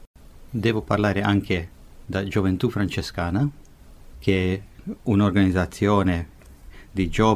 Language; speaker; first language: Italian; non-native, fluent; Hungarian